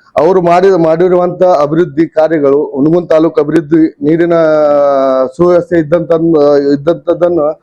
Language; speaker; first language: Kannada; non-native, local second language; Lambadi